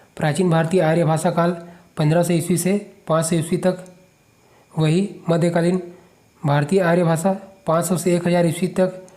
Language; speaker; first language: Hindi; native; Hindi